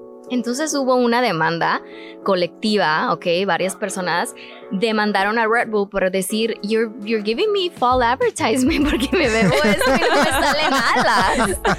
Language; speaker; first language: Spanish; early bilingual, heritage; Spanish